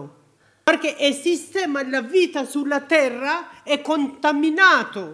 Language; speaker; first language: Italian; non-native, learner; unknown